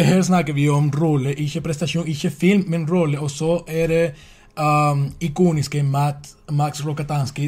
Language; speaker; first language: Norwegian; non-native, learner; Swedish